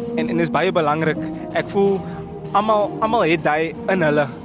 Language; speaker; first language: Afrikaans; non-native, learner; English